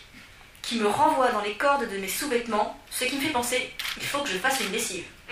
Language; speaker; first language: French; native; French